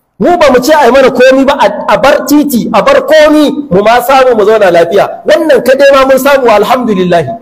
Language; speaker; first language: Hausa; native; Hausa